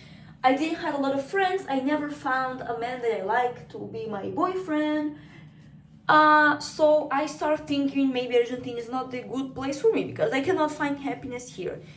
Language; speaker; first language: English; non-native, fluent; Spanish